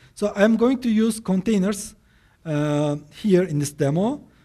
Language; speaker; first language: English; non-native, fluent; Turkish